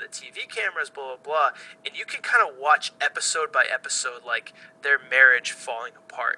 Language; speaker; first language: English; native; English